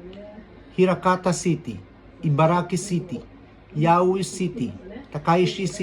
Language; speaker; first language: English; non-native, local second language; Filipino